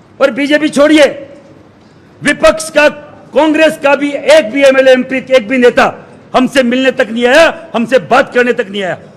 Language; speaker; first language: Hindi; native; Hindi